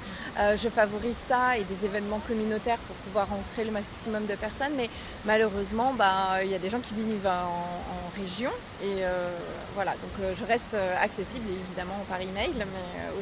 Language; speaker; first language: French; native; French